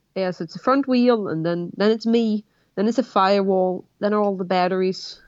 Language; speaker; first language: English; non-native, fluent; Swedish